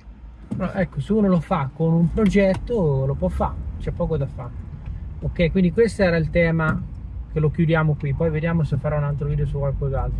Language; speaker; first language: Italian; native; Italian